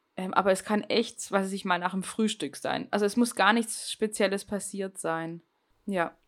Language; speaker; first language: German; native; German